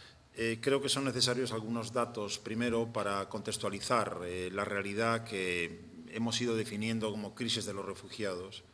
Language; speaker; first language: Spanish; native; Spanish